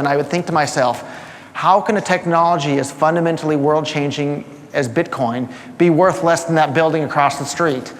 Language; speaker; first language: English; native; English